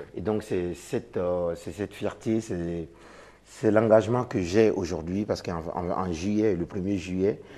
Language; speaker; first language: French; non-native, local second language; Mossi